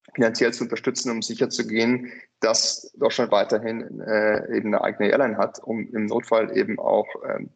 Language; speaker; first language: German; native; German